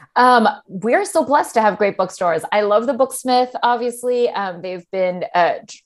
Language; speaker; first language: English; native; English